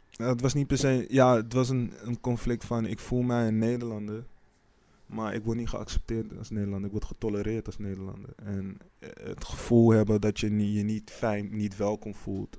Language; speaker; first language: Dutch; native; Dutch